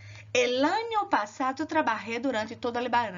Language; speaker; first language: Spanish; non-native, learner; Portuguese